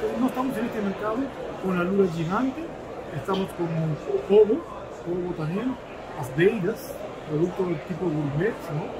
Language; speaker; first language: Portuguese; non-native, fluent; Spanish